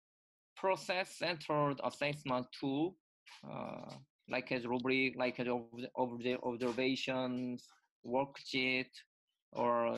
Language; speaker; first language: English; non-native, learner; Korean